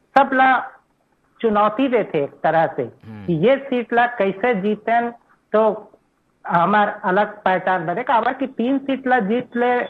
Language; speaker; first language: Hindi; native; Hindi